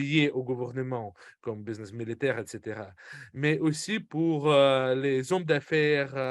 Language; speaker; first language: French; non-native, fluent; Russian